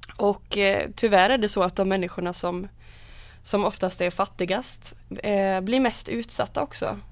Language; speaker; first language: Swedish; native; Swedish